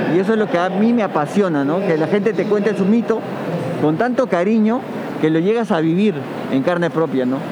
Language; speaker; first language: Spanish; native; Spanish